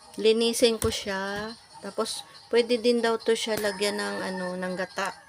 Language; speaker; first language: Filipino; non-native, local second language; Hiligaynon